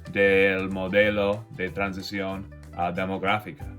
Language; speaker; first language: Spanish; non-native, fluent; English